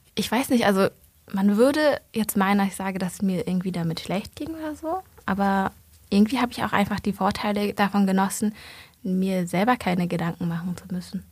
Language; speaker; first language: German; early bilingual, other home language; Vietnamese